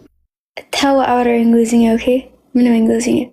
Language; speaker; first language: Amharic; non-native, learner; English